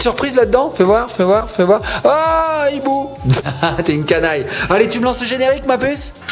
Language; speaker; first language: French; native; French